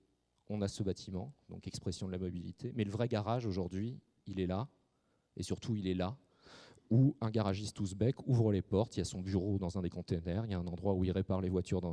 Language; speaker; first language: French; native; French